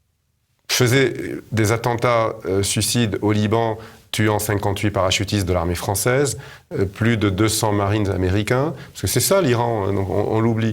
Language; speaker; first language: French; native; French